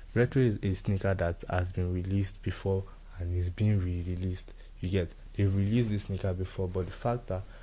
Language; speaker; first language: English; non-native, local second language; Yoruba